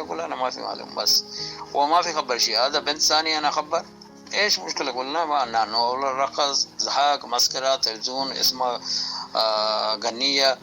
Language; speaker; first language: Arabic; non-native, learner; Urdu